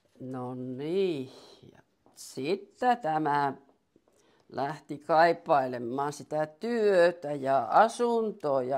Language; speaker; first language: Finnish; native; Finnish